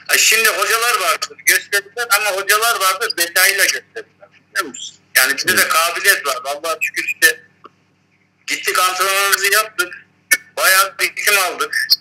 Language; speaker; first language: Turkish; early bilingual, heritage; Turkish